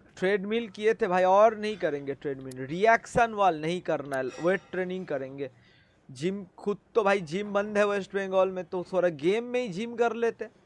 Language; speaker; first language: Hindi; native; Hindi